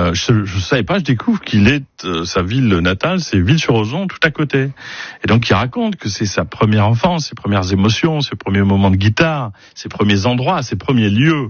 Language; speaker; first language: French; native; French